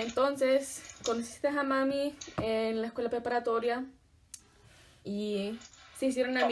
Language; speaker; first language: Spanish; early bilingual, heritage; Spanish